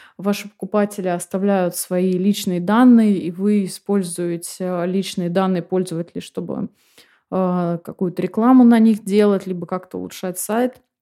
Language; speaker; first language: Russian; native; Russian